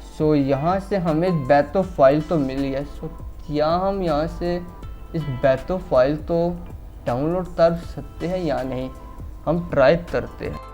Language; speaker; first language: Urdu; non-native, local second language; Punjabi